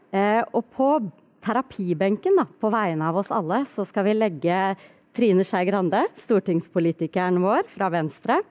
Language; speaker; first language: Norwegian; native; Norwegian